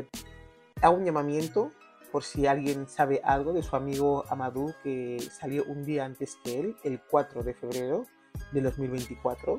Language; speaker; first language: Spanish; native; Spanish